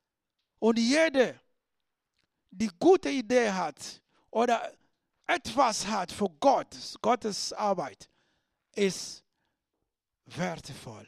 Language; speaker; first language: German; non-native, learner; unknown